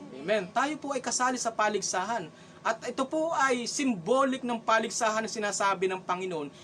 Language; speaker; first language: Filipino; non-native, local second language; Cebuano